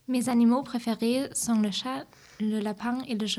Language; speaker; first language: French; non-native, fluent; German